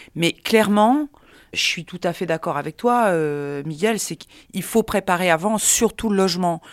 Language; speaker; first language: French; native; French